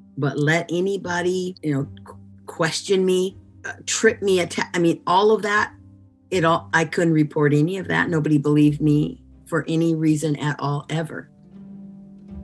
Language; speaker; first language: English; native; English